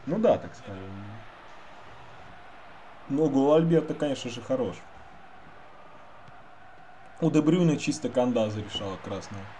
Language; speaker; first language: Russian; native; Russian